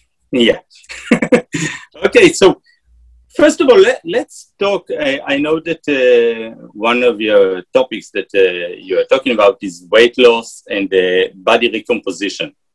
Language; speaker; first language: English; non-native, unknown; Hebrew